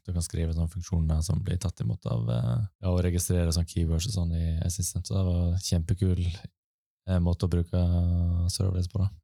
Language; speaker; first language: Norwegian; native; Norwegian